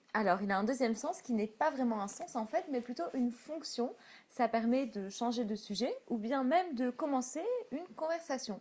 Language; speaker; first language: French; native; French